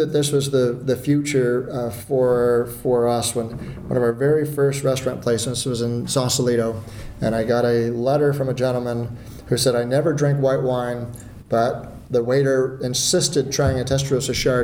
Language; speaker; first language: English; native; English